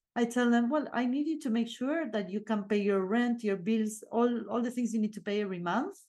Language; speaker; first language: English; non-native, fluent; Spanish